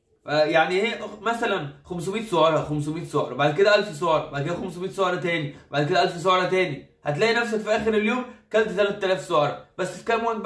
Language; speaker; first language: Arabic; native; Arabic